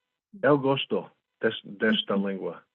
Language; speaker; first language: Portuguese; non-native, fluent; English